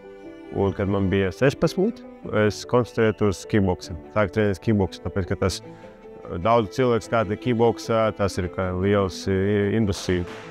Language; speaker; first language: Latvian; non-native, local second language; Russian